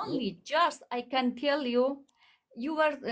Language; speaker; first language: English; non-native, learner; Persian